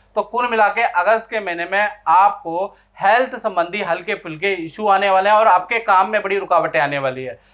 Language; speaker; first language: Hindi; native; Hindi